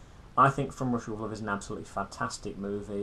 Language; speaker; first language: English; native; English